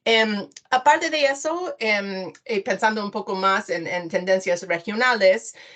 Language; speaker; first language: Spanish; non-native, fluent; English